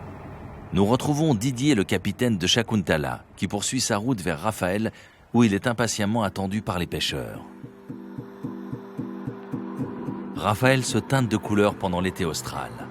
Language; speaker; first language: French; native; French